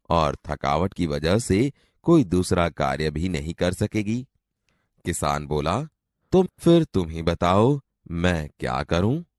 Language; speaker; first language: Hindi; non-native, local second language; Gujarati